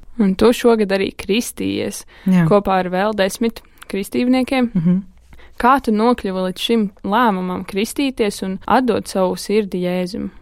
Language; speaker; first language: Latvian; native; Latvian